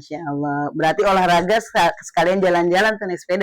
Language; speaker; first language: Indonesian; native; Indonesian